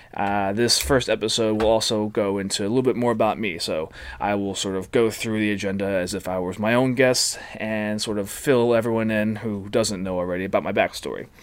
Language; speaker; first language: English; native; English